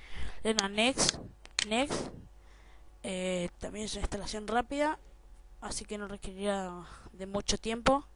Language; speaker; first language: Spanish; native; Spanish